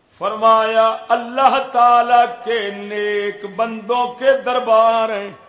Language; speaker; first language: Urdu; native; Urdu